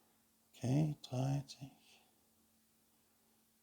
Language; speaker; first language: German; non-native, fluent; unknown